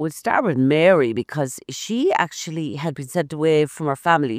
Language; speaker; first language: English; native; English